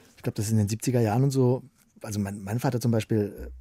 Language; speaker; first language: German; native; German